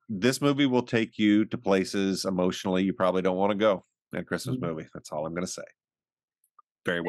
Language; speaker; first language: English; native; English